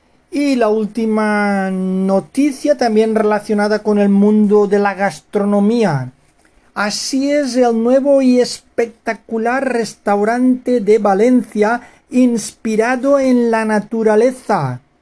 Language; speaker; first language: Spanish; native; Spanish